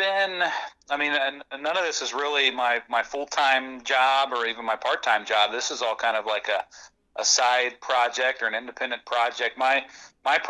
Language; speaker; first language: English; native; English